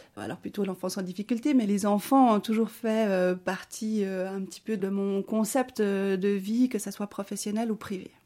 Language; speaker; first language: French; early bilingual, other home language; Spanish